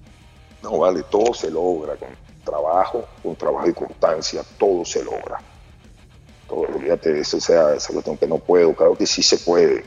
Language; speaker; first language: Spanish; native; Spanish